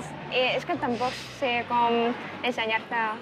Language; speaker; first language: Catalan; non-native, learner; Chinese